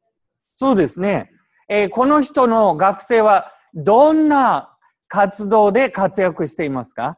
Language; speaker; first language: Japanese; native; Japanese